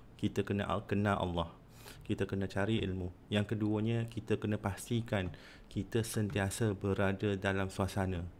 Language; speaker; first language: Malay; non-native, local second language; Chinese